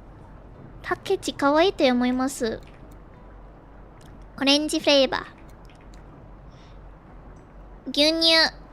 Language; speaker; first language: Japanese; non-native, learner; Filipino